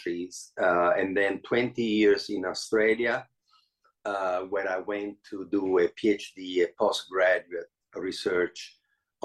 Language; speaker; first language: English; non-native, fluent; Italian